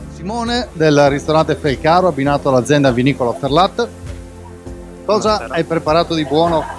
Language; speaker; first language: Italian; native; Italian